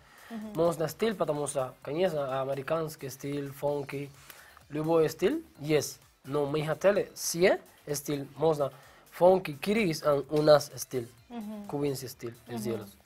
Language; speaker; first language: Russian; non-native, learner; Spanish